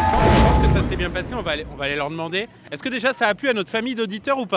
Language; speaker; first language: French; native; French